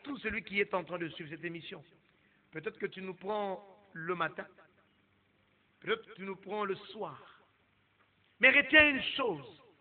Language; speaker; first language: French; non-native, local second language; Lingala